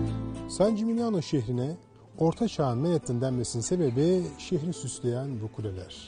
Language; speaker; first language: Turkish; native; Turkish